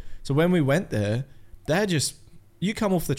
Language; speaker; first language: English; native; English